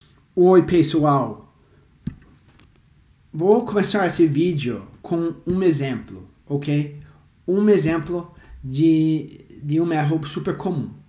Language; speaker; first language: Portuguese; non-native, fluent; English